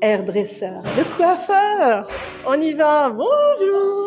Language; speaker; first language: French; native; French